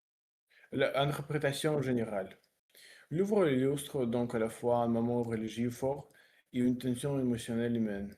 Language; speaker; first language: French; non-native, learner; Russian